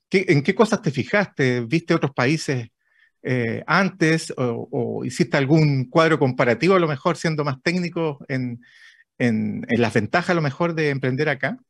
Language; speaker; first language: Spanish; native; Spanish